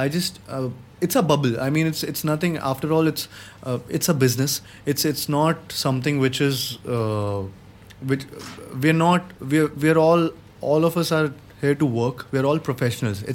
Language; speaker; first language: English; non-native, local second language; Hindi